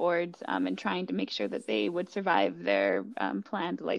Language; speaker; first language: English; native; English